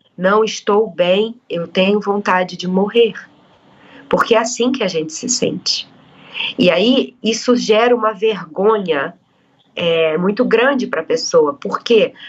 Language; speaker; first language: Portuguese; native; Portuguese